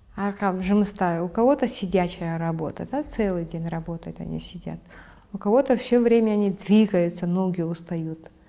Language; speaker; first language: Russian; non-native, local second language; Kazakh